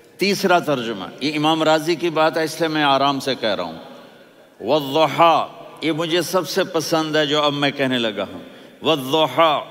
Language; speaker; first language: Urdu; non-native, local second language; Punjabi